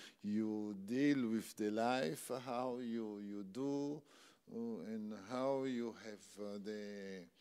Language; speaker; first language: English; non-native, learner; French